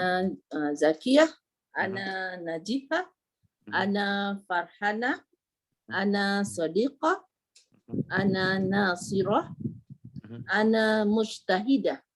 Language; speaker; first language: Arabic; non-native, learner; Malay